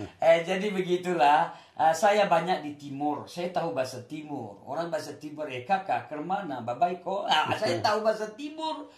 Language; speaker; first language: Indonesian; non-native, local second language; Achinese